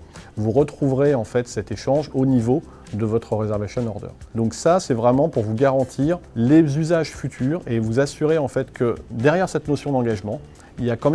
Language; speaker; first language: French; native; French